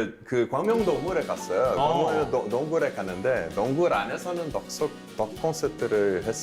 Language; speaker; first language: Korean; non-native, fluent; Portuguese